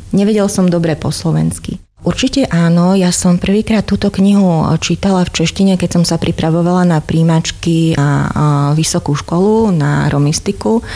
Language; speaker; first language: Slovak; native; Slovak